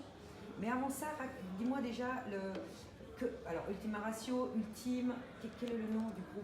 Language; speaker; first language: French; native; French